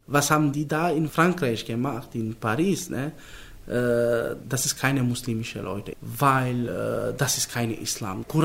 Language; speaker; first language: German; non-native, learner; Macedonian